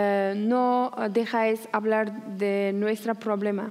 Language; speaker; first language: Spanish; non-native, learner; Persian